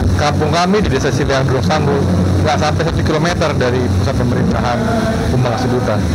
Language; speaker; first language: Indonesian; native; Indonesian